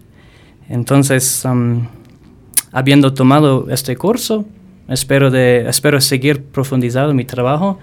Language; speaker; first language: Spanish; non-native, fluent; English